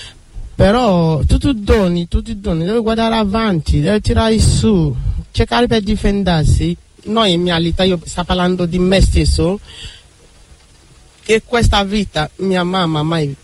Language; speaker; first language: Italian; non-native, learner; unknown